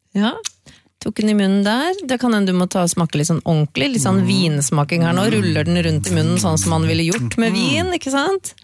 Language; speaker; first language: Norwegian; native; Norwegian